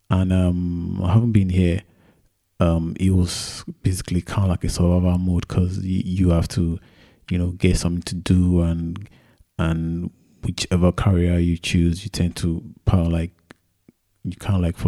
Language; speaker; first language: English; non-native, local second language; Yoruba